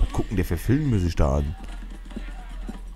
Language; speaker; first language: German; native; German